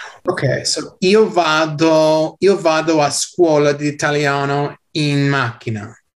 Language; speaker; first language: Italian; non-native, learner; English